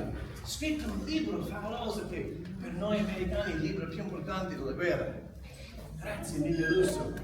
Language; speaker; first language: Italian; non-native, learner; English